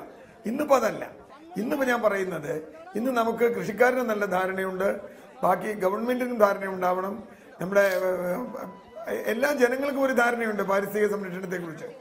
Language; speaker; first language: Malayalam; native; Malayalam